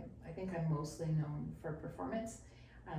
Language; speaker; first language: English; native; English